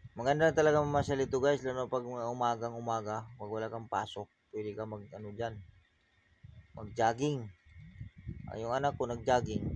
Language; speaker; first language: Filipino; native; Filipino